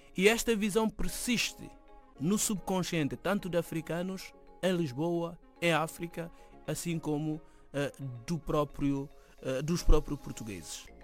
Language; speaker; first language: Portuguese; non-native, local second language; Upper Guinea Crioulo